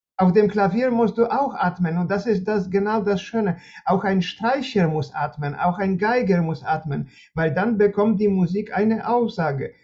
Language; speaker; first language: German; non-native, fluent; Polish